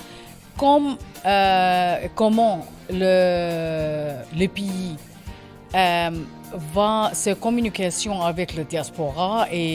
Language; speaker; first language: French; non-native, learner; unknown